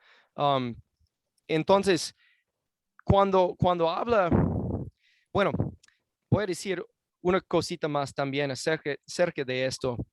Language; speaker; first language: Spanish; non-native, fluent; English